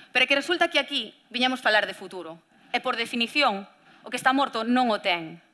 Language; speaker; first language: Galician; native; Galician